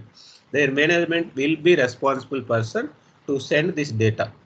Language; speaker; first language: English; non-native, local second language; Telugu